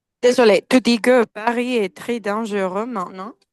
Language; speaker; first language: French; non-native, learner; Spanish